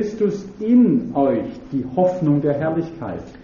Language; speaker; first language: German; native; German